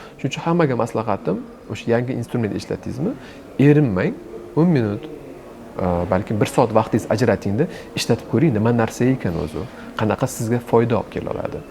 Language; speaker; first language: Uzbek; native; Uzbek